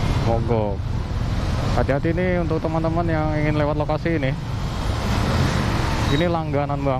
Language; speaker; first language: Indonesian; native; Indonesian